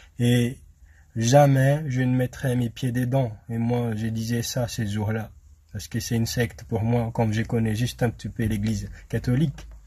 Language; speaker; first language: French; non-native, local second language; Malagasy